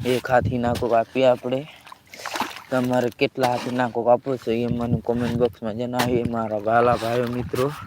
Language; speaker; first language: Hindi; non-native, local second language; Gujarati